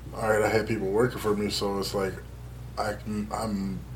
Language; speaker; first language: English; native; English